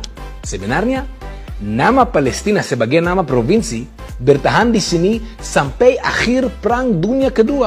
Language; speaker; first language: Indonesian; non-native, fluent; Hebrew